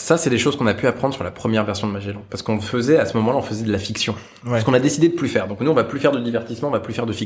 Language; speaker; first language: French; native; French